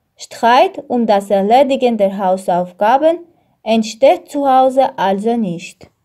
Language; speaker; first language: German; non-native, learner; Armenian